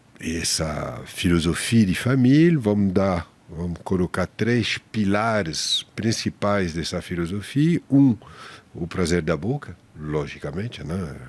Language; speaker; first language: Portuguese; non-native, fluent; French